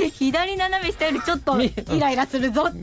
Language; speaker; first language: Japanese; native; Japanese